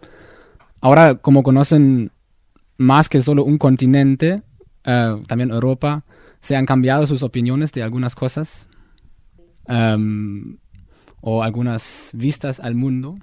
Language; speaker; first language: Spanish; non-native, fluent; German